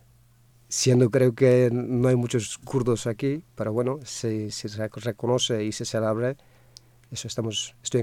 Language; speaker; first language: Spanish; non-native, fluent; Kurdish